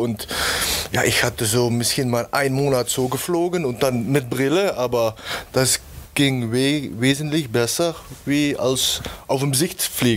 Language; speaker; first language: German; non-native, learner; Dutch